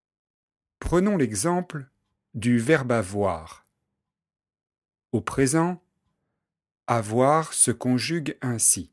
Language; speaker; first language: French; native; French